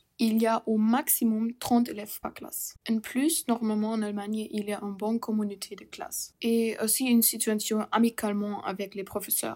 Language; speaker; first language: French; non-native, learner; German